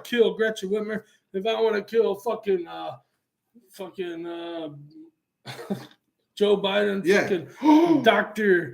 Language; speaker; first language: English; native; English